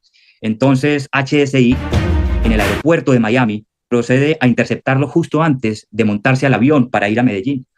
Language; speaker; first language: Spanish; native; Spanish